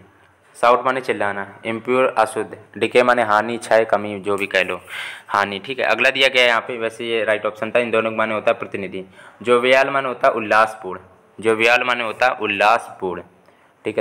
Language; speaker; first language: Hindi; native; Hindi